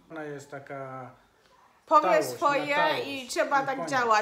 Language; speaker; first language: Polish; non-native, learner; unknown